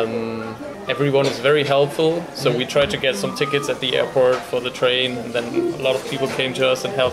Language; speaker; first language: English; non-native, fluent; German